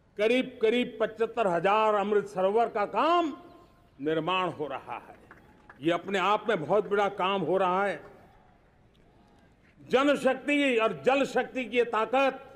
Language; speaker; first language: Hindi; non-native, local second language; Gujarati